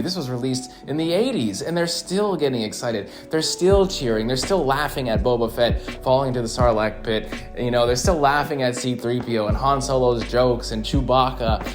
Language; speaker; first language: English; native; English